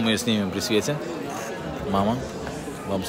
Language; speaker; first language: Russian; native; Russian